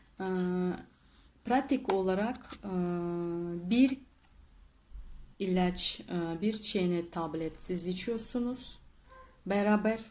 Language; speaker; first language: Turkish; non-native, learner; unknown